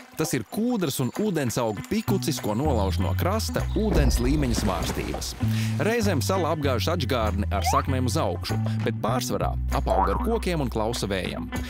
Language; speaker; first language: Latvian; native; Latvian